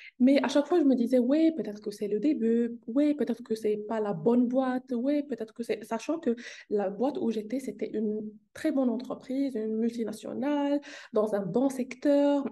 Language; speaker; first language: French; non-native, local second language; Arabic